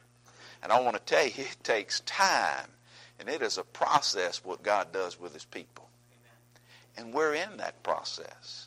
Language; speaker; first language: English; native; English